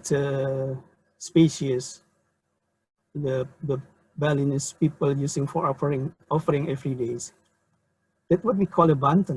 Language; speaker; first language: English; non-native, learner; Indonesian